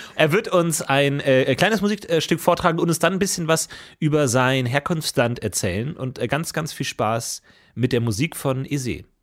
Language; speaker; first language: German; native; German